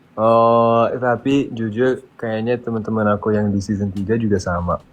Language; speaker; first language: Indonesian; early bilingual, other home language; English